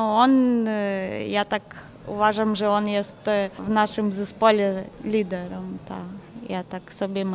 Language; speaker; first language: Polish; non-native, learner; Ukrainian